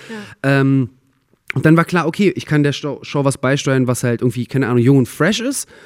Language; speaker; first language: German; early bilingual, other home language; Russian